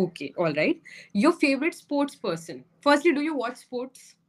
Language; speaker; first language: English; non-native, local second language; Hindi